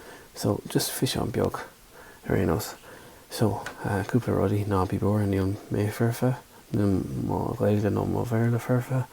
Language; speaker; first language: Irish; non-native, local second language; English